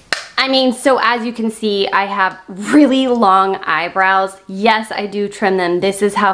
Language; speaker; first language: English; native; English